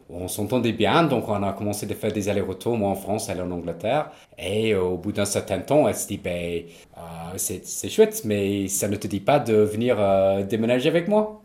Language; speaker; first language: French; non-native, fluent; English